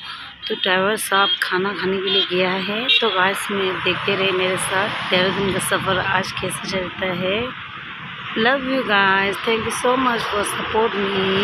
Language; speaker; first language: Hindi; non-native, local second language; Tibetan